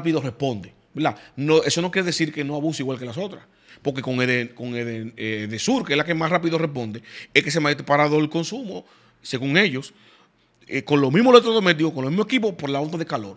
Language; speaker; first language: Spanish; native; Spanish